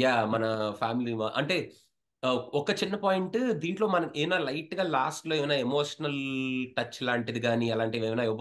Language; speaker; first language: Telugu; native; Telugu